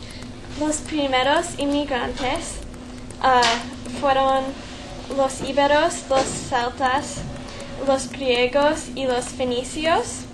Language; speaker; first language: Spanish; non-native, learner; English